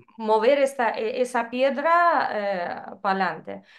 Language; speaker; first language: Spanish; non-native, fluent; Ukrainian